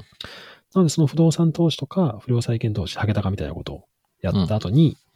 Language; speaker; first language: Japanese; native; Japanese